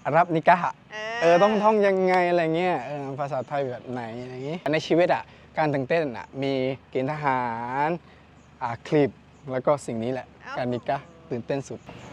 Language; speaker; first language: Thai; non-native, local second language; Malay